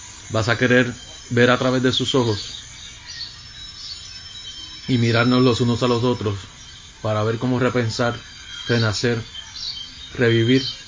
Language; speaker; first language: Spanish; native; Spanish